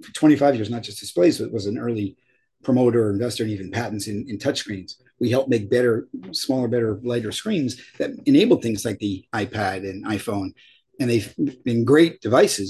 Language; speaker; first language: English; native; English